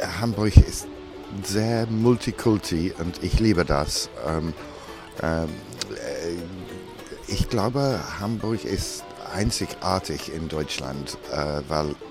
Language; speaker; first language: German; non-native, learner; English